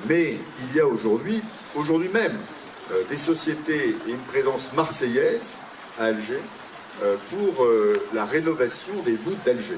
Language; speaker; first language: French; native; French